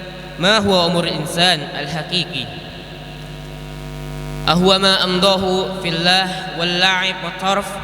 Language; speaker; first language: Arabic; non-native, learner; Indonesian